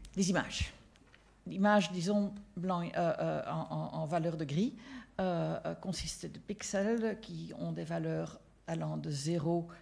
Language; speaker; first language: French; non-native, fluent; Dutch